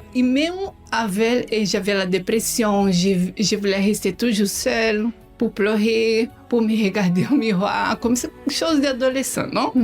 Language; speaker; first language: French; non-native, learner; Portuguese